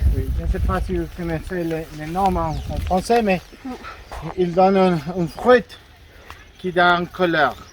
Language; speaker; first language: French; non-native, fluent; Spanish